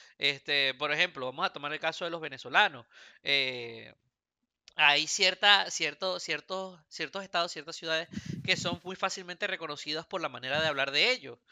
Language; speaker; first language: Spanish; native; Spanish